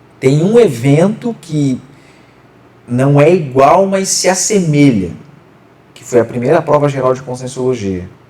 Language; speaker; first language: Portuguese; native; Portuguese